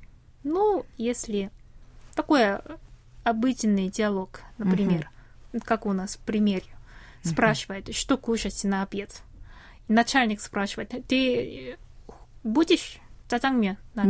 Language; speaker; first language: Russian; non-native, fluent; Korean